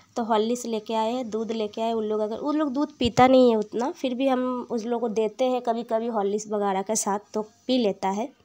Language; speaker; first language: Hindi; non-native, local second language; Bangla